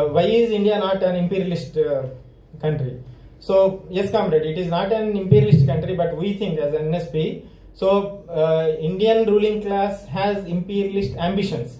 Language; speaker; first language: English; non-native, local second language; Telugu